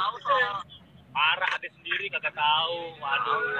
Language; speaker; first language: Indonesian; native; Indonesian